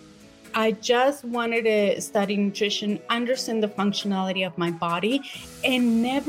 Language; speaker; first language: English; non-native, fluent; Spanish